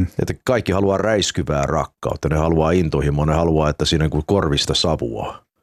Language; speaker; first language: Finnish; non-native, fluent; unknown